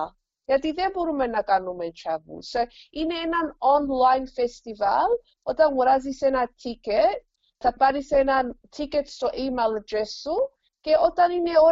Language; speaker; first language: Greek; early bilingual, heritage; English